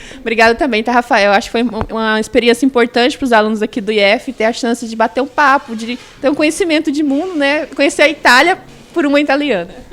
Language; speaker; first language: Portuguese; native; Portuguese